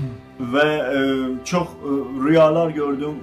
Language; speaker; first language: Turkish; non-native, fluent; Azerbaijani